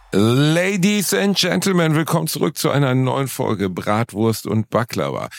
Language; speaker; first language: German; native; German